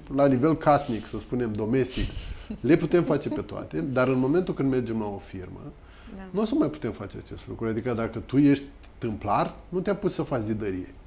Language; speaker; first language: Romanian; native; Romanian